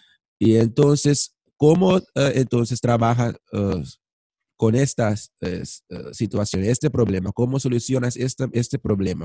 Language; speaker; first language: Spanish; non-native, fluent; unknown